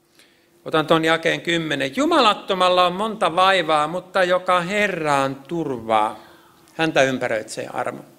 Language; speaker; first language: Finnish; native; Finnish